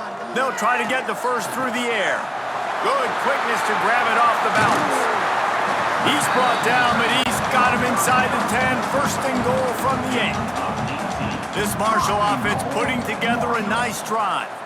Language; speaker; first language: English; native; English